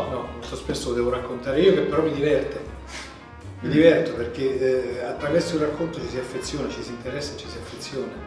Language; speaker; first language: Italian; native; Italian